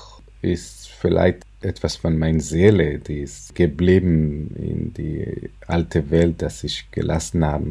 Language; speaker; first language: German; non-native, fluent; Hebrew